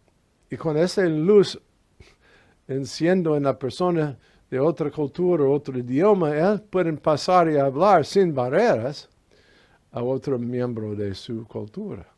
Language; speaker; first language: Spanish; non-native, fluent; English